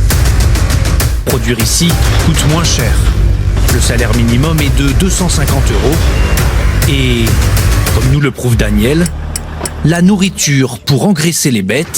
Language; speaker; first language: French; native; French